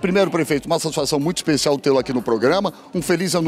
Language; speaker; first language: Portuguese; native; Portuguese